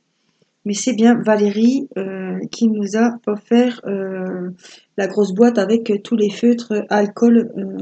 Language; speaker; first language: French; native; French